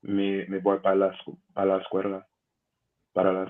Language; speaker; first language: Spanish; non-native, learner; English